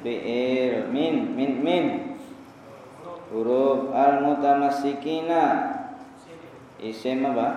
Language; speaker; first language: Arabic; non-native, fluent; Indonesian